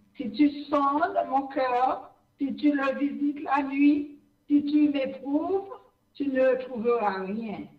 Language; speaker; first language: French; non-native, local second language; Haitian Creole